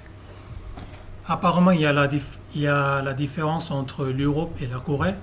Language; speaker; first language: French; non-native, learner; Korean